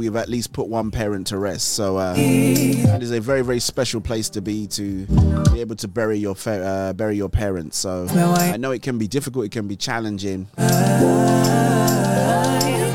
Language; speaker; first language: English; native; English